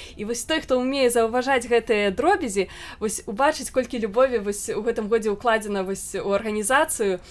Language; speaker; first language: Belarusian; native; Belarusian